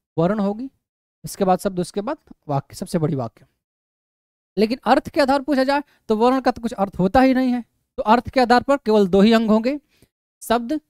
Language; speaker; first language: Hindi; native; Hindi